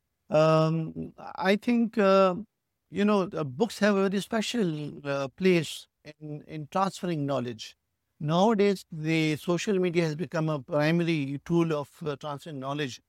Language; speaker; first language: English; non-native, local second language; Urdu